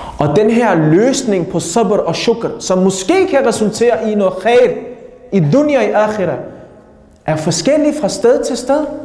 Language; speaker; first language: Danish; early bilingual, other home language; Urdu